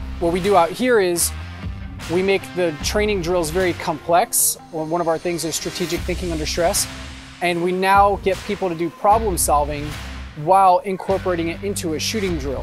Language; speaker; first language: English; native; English